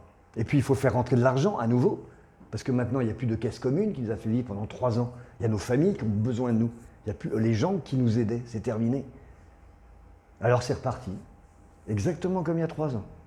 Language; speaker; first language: French; native; French